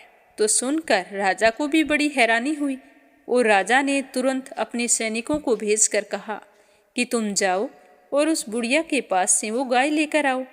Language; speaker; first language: Hindi; native; Hindi